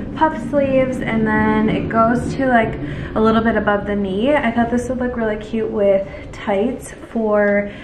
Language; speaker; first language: English; native; English